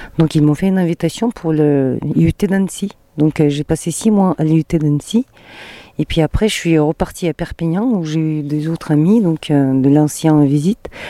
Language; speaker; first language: French; non-native, fluent; Russian